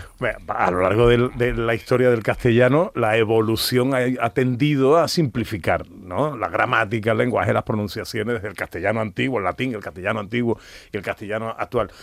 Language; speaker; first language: Spanish; native; Spanish